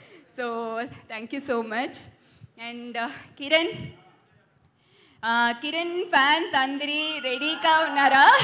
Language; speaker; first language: Telugu; non-native, learner; Tamil